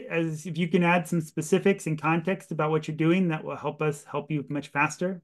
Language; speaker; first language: English; native; English